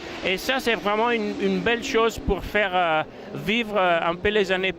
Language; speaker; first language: French; non-native, fluent; Italian